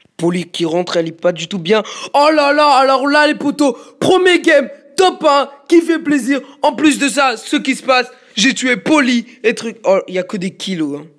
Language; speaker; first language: French; native; French